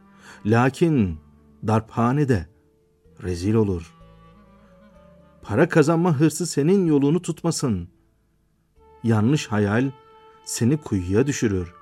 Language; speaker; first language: Turkish; native; Turkish